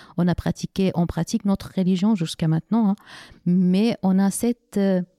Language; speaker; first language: French; non-native, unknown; Arabic